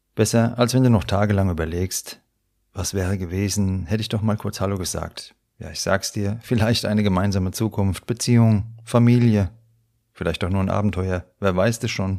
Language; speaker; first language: German; native; German